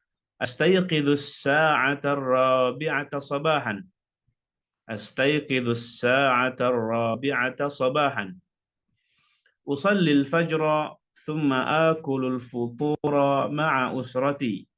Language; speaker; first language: Arabic; non-native, fluent; Indonesian